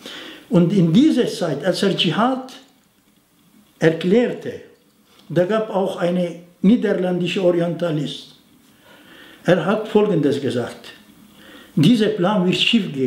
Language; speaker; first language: German; non-native, fluent; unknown